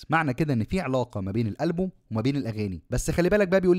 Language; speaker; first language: Arabic; native; Arabic